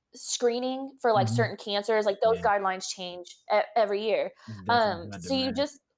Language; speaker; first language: English; native; English